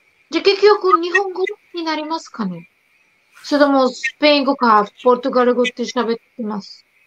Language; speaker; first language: Japanese; non-native, fluent; Slovak